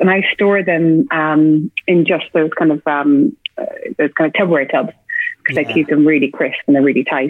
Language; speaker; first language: English; native; English